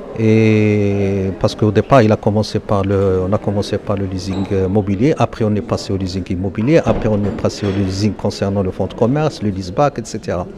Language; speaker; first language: French; non-native, local second language; Arabic